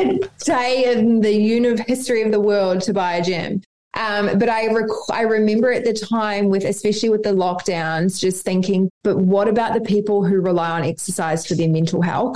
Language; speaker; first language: English; native; English